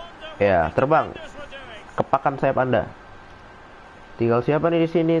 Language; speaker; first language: Indonesian; native; Indonesian